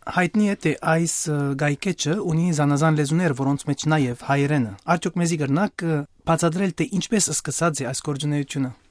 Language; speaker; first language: Armenian; native; Armenian